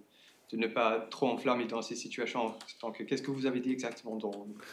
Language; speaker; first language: French; non-native, fluent; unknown